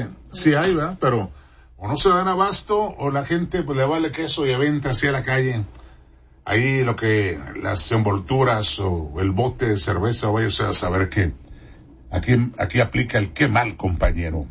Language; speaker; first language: Spanish; native; Spanish